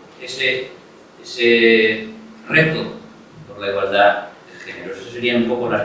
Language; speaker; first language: Spanish; non-native, local second language; Catalan